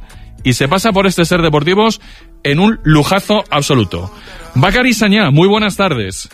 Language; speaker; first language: Spanish; native; Spanish